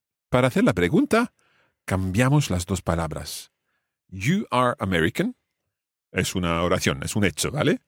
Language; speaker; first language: Spanish; non-native, fluent; English